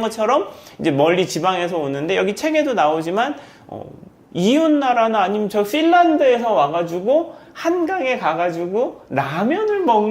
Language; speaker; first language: Korean; native; Korean